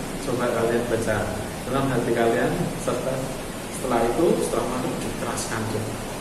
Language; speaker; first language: Indonesian; non-native, local second language; Javanese